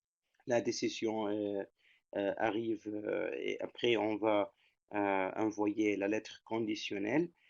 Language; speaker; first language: French; non-native, fluent; Turkish